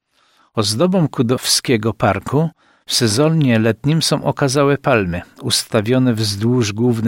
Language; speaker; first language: Polish; native; Polish